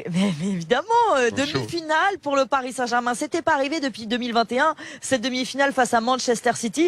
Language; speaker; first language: French; native; French